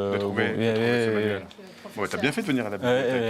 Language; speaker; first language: French; native; French